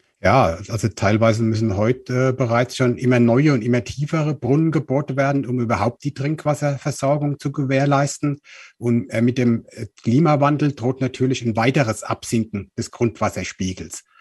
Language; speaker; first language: German; native; German